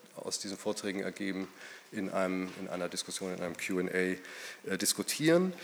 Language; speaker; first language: German; native; German